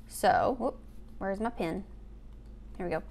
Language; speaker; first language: English; native; English